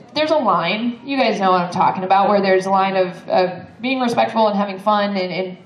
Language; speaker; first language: English; native; English